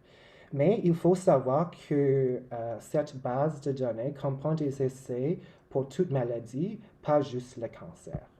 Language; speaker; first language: French; non-native, local second language; English